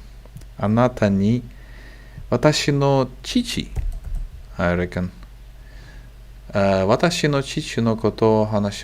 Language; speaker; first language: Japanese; non-native, learner; English